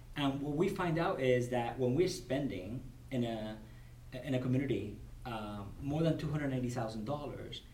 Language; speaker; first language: English; non-native, fluent; Spanish